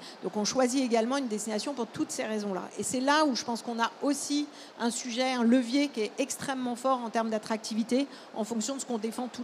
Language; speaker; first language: French; native; French